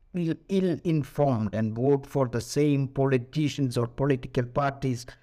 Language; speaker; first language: English; non-native, local second language; Malayalam